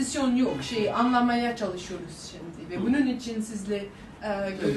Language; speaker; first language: Turkish; non-native, learner; English